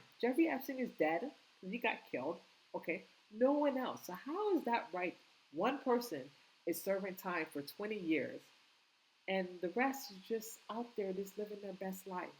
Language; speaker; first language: English; native; English